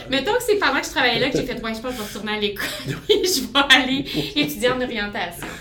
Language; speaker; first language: French; native; French